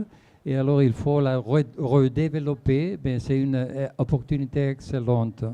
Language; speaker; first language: French; non-native, fluent; Spanish